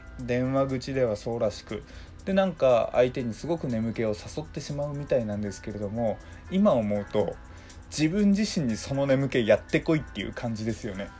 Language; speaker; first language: Japanese; native; Japanese